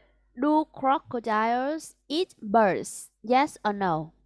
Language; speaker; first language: English; non-native, fluent; Vietnamese